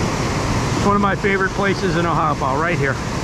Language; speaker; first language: English; native; English